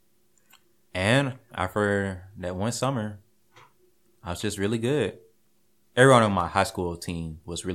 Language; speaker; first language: English; native; English